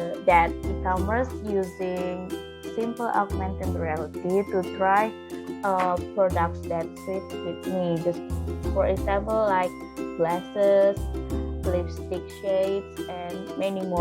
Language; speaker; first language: English; non-native, learner; Indonesian